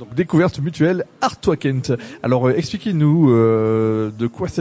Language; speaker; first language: French; native; French